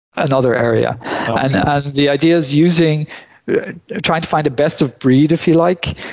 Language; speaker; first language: English; native; English